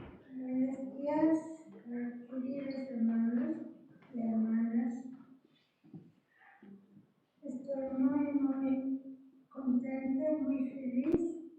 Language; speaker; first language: Spanish; non-native, fluent; English